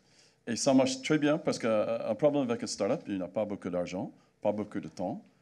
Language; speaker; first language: French; non-native, fluent; English